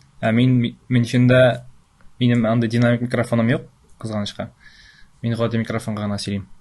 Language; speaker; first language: Tatar; native; Tatar